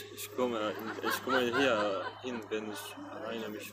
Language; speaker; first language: German; non-native, learner; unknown